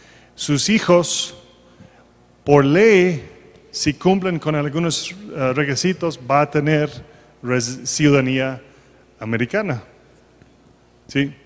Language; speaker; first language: Spanish; non-native, fluent; English